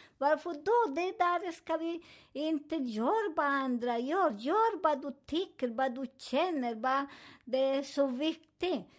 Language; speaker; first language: Swedish; non-native, fluent; Spanish